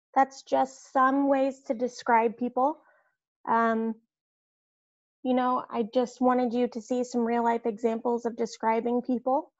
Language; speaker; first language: English; native; English